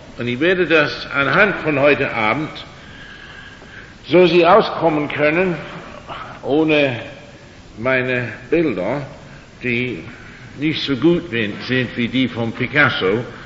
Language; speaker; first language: German; non-native, fluent; English